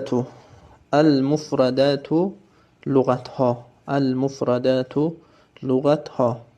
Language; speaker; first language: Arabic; non-native, fluent; Tajik